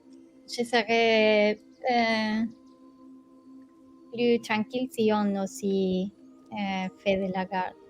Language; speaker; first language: French; non-native, learner; Spanish